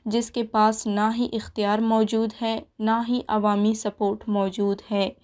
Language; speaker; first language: Urdu; non-native, local second language; Baluchi